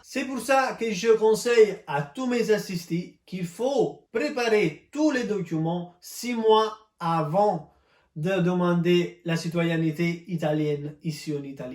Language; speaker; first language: French; non-native, fluent; Italian